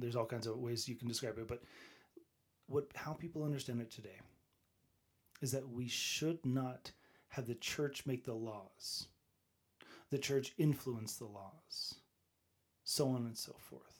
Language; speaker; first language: English; native; English